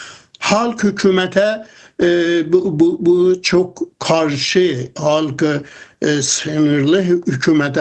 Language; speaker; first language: Turkish; non-native, fluent; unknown